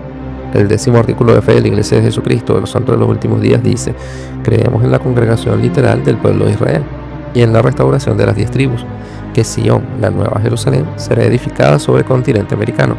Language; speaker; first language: Spanish; native; Spanish